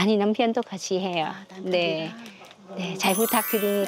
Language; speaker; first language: Korean; non-native, learner; Thai